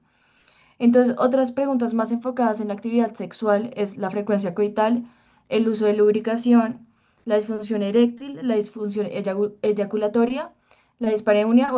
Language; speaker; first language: Spanish; native; Spanish